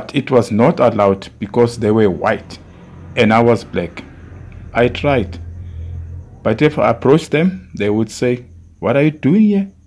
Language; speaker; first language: English; non-native, local second language; Zulu